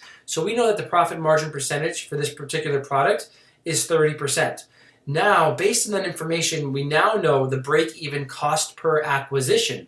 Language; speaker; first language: English; native; English